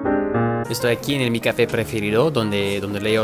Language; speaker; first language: Spanish; non-native, fluent; English